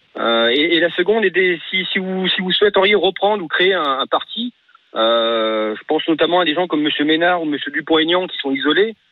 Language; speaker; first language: French; native; French